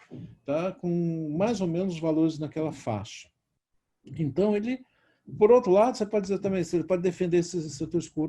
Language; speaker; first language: Portuguese; native; Portuguese